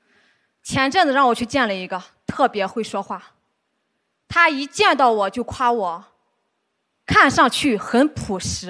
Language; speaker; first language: Chinese; native; Chinese